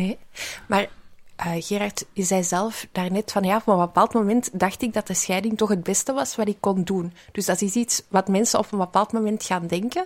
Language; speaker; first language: Dutch; native; Dutch